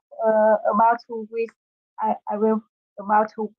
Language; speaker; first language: English; non-native, learner; Vietnamese